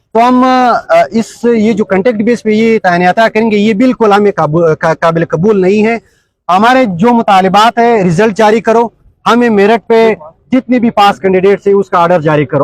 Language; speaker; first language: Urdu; non-native, local second language; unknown